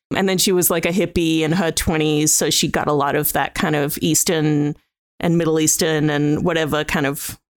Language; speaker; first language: English; native; English